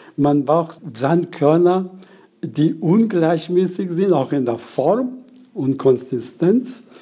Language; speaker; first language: German; non-native, fluent; Persian